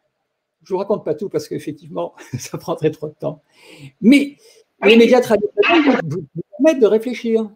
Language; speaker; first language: French; native; French